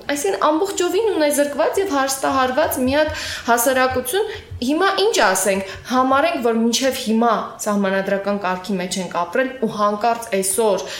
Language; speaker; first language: Armenian; native; Armenian